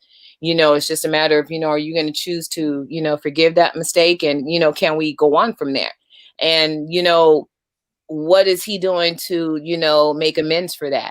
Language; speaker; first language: English; native; English